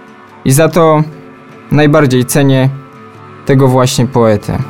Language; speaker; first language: Polish; native; Polish